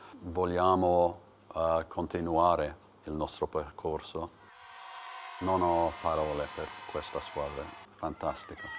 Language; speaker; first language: Italian; non-native, learner; English